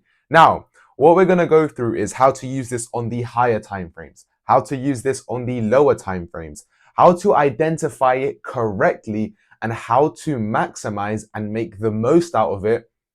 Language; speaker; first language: English; native; English